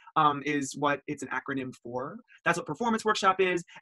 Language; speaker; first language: English; native; English